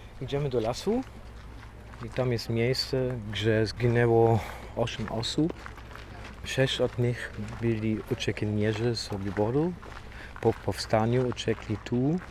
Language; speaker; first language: Polish; non-native, fluent; German